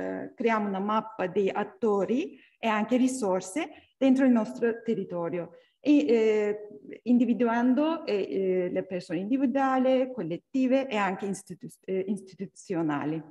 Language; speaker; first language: Italian; non-native, learner; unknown